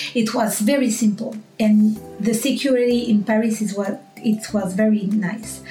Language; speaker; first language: English; non-native, learner; French